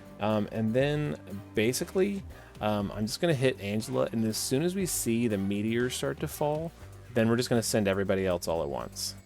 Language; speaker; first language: English; native; English